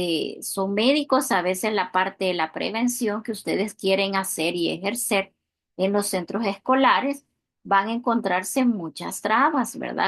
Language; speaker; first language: Spanish; native; Spanish